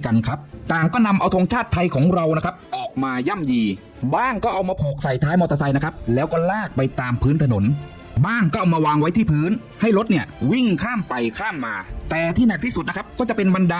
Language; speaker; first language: Thai; native; Thai